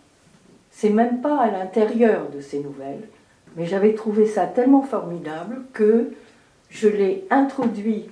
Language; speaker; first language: French; early bilingual, heritage; French